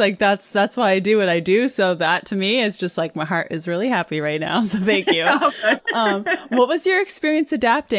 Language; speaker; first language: English; native; English